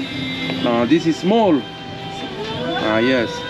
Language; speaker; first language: English; non-native, learner; French